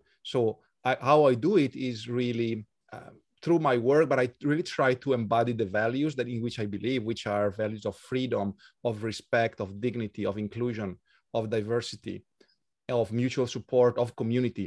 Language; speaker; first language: English; non-native, fluent; Italian